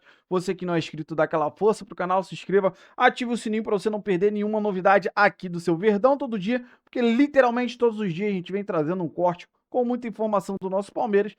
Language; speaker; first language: Portuguese; native; Portuguese